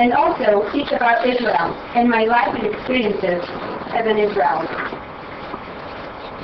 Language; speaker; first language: English; non-native, fluent; Hebrew